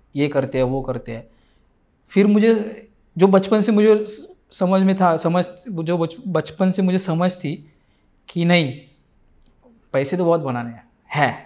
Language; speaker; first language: Hindi; non-native, local second language; Marathi